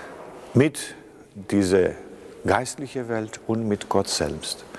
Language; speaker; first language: German; non-native, fluent; Greek